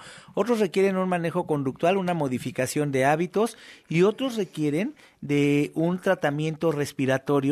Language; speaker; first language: Spanish; native; Spanish